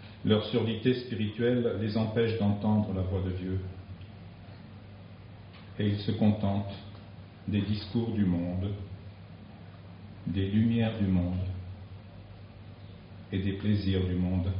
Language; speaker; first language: French; native; French